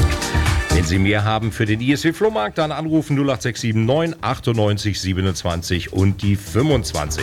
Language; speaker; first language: German; native; German